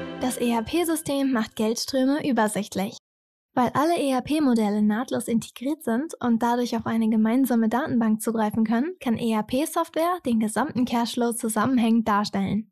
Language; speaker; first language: German; native; German